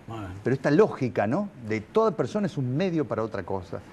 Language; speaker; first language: Spanish; native; Spanish